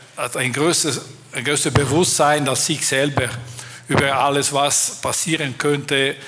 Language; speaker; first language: German; non-native, fluent; French